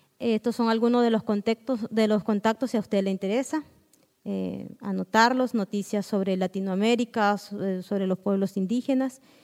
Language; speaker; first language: Spanish; non-native, local second language; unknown